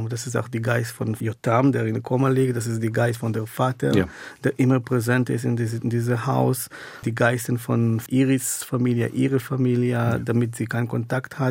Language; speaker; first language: German; non-native, fluent; Hebrew